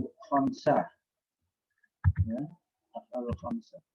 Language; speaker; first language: Arabic; non-native, fluent; Indonesian